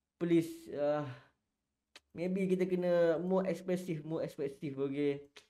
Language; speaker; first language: English; non-native, learner; Malay